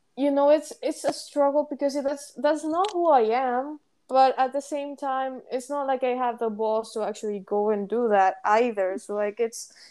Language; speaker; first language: English; non-native, fluent; Spanish